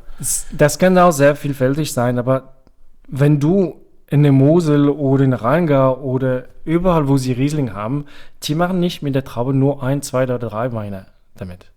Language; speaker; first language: German; non-native, fluent; French